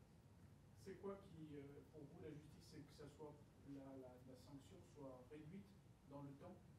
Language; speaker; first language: French; native; French